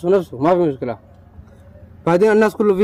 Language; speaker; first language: Arabic; non-native, learner; Oromo